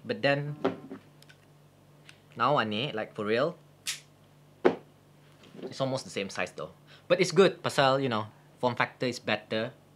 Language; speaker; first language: English; non-native, local second language; Malay